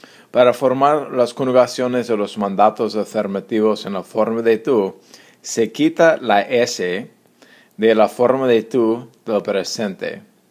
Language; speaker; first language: Spanish; non-native, fluent; English